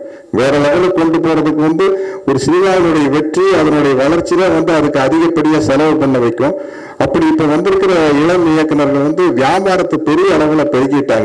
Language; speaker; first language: Tamil; native; Tamil